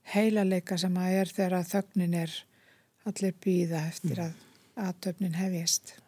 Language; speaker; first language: Icelandic; native; Icelandic